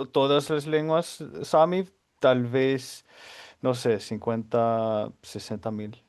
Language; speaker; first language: Spanish; non-native, fluent; Finnish